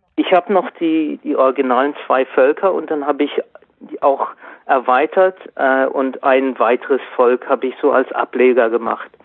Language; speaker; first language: German; native; German